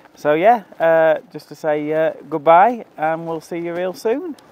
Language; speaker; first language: English; native; English